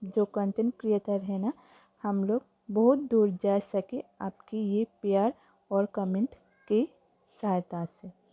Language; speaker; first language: Hindi; non-native, local second language; Bangla